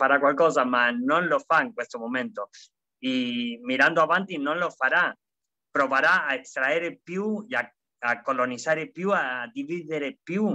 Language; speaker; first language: Italian; non-native, fluent; Spanish